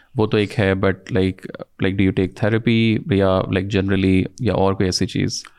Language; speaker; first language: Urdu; native; Urdu